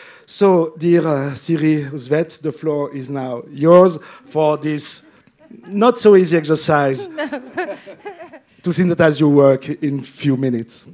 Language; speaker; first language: English; non-native, fluent; French